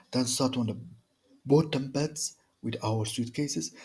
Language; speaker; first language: English; non-native, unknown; Turkish